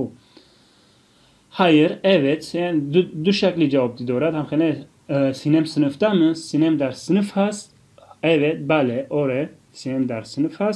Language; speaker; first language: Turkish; non-native, fluent; Tajik